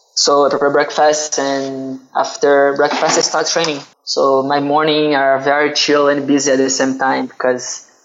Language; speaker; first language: English; non-native, fluent; Portuguese